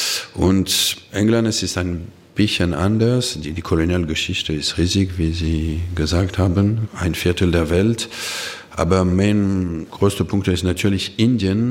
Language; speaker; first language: German; non-native, fluent; French